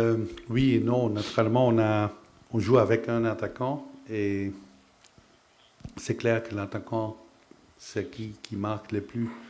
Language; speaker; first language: French; non-native, fluent; Dutch